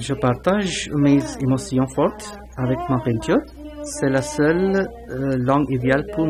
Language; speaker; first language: French; non-native, fluent; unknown